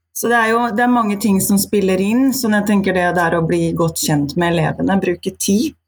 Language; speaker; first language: Norwegian; native; Norwegian